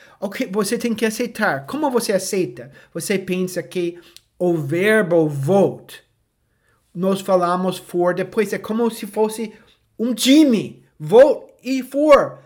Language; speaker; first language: Portuguese; non-native, fluent; English